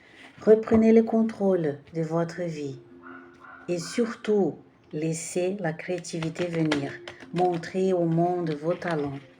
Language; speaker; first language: French; non-native, fluent; Portuguese